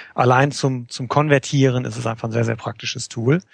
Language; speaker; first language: German; native; German